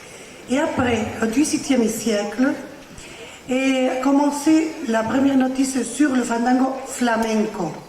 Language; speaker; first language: French; non-native, learner; Spanish